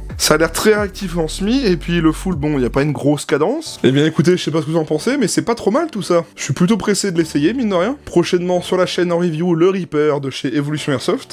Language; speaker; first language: French; native; French